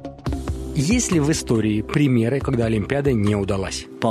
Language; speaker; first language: Russian; native; Russian